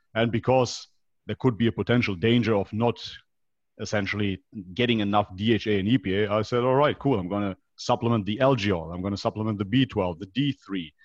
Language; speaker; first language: English; non-native, fluent; Macedonian